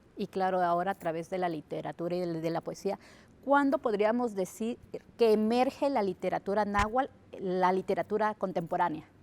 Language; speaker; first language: Spanish; native; Spanish